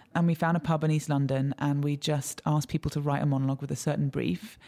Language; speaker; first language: English; native; English